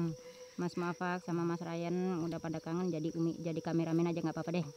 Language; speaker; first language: Indonesian; native; Indonesian